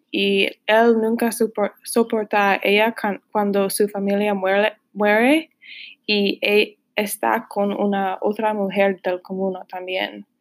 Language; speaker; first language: Spanish; non-native, learner; English